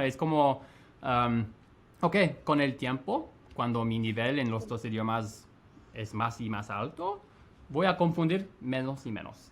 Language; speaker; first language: Spanish; non-native, fluent; English